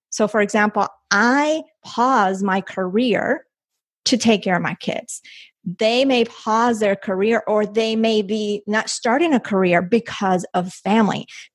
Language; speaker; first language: English; early bilingual, other home language; Spanish